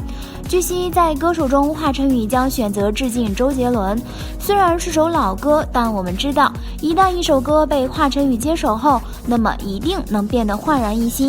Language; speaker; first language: Chinese; native; Chinese